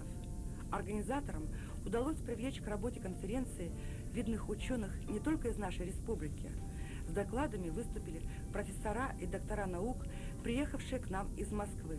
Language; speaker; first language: Russian; native; Russian